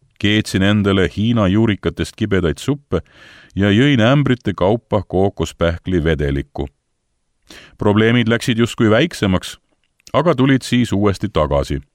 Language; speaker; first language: Estonian; native; Estonian